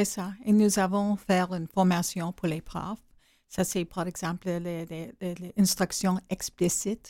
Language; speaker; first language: French; non-native, learner; English